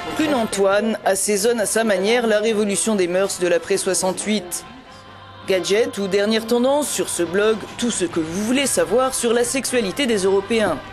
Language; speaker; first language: French; native; French